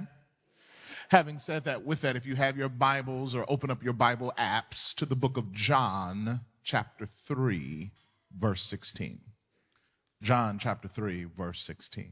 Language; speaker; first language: English; native; English